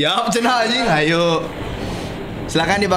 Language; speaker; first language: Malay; non-native, local second language; Sundanese